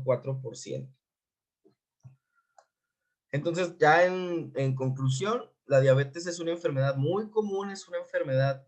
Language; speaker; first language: Spanish; native; Spanish